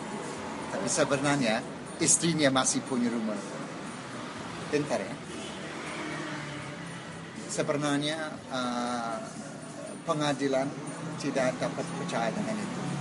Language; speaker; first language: Indonesian; non-native, learner; English